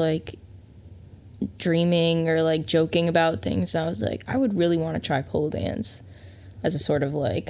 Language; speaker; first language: English; native; English